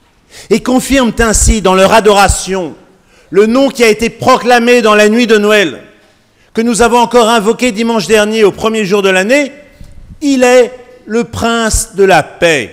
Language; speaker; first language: French; native; French